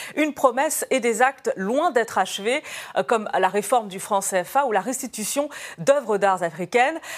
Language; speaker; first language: French; native; French